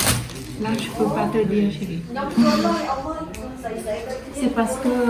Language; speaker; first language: French; non-native, fluent; Khmer